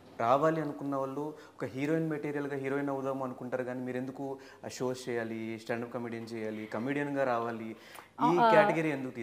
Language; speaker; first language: Telugu; native; Telugu